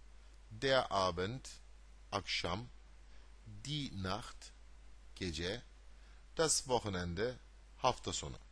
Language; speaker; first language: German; non-native, fluent; Turkish